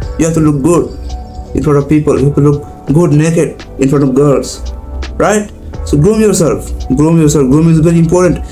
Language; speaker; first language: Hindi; non-native, local second language; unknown